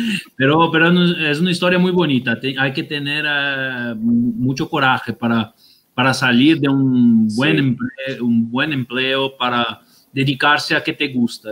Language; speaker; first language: Spanish; non-native, fluent; Portuguese